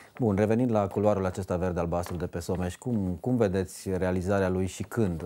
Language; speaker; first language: Romanian; native; Romanian